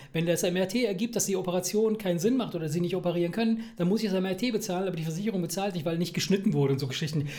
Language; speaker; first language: German; early bilingual, other home language; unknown